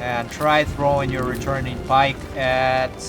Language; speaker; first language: English; native; English